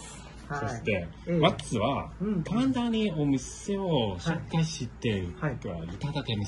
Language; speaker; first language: Japanese; non-native, learner; English